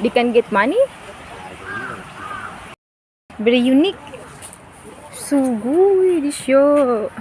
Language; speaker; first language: English; non-native, local second language; Cebuano